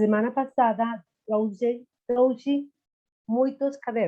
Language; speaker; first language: Portuguese; non-native, learner; Spanish